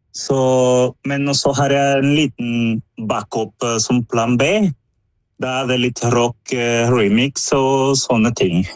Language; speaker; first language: Norwegian; non-native, fluent; Spanish